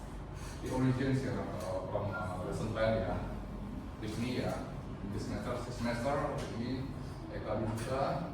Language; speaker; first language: English; non-native, fluent; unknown